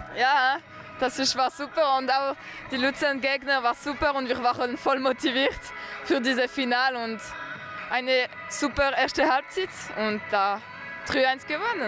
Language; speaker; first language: German; non-native, learner; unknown